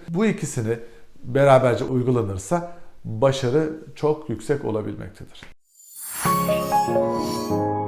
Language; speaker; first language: Turkish; native; Turkish